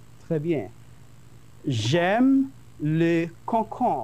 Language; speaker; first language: French; non-native, fluent; Spanish